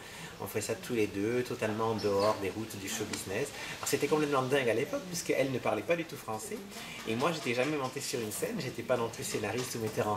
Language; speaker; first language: French; native; French